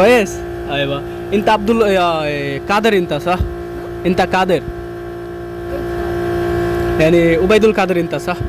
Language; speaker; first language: Arabic; non-native, learner; Bangla